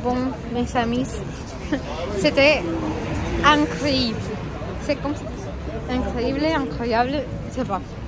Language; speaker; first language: French; non-native, learner; Spanish